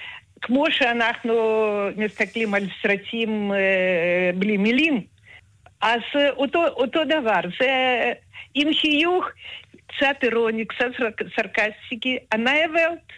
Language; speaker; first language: Hebrew; non-native, fluent; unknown